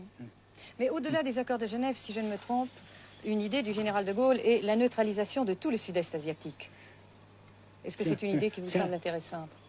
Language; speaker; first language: French; native; French